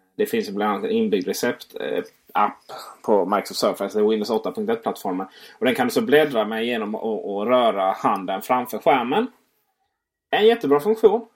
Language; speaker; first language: Swedish; native; Swedish